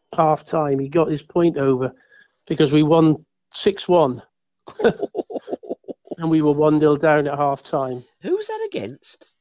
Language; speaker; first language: English; native; English